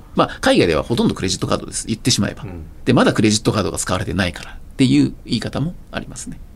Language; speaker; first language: Japanese; native; Japanese